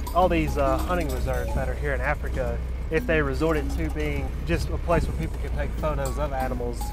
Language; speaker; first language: English; native; English